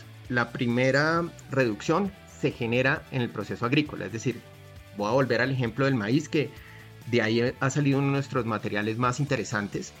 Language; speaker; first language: Spanish; native; Spanish